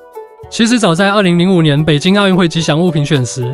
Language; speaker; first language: Chinese; native; Chinese